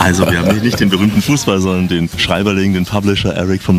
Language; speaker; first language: German; native; German